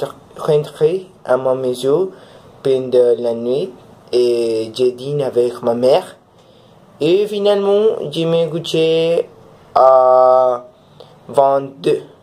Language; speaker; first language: French; non-native, learner; Spanish